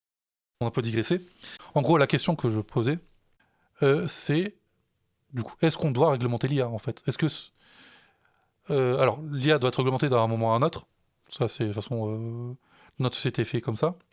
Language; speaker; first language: French; native; French